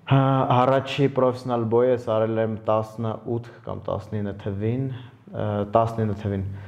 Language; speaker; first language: Armenian; early bilingual, heritage; Armenian